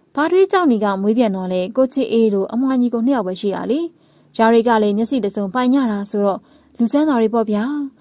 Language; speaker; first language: Burmese; native; Burmese